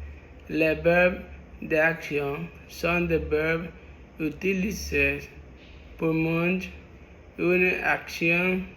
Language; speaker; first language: French; non-native, learner; Spanish